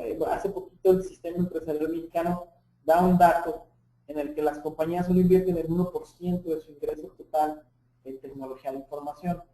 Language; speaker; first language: Spanish; native; Spanish